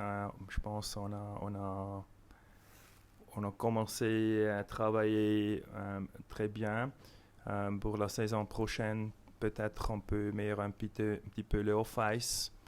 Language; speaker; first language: French; non-native, local second language; German